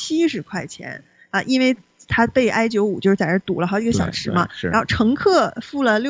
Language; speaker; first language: Chinese; native; Chinese